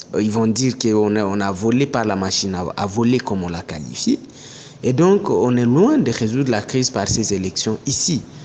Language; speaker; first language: French; non-native, local second language; Swahili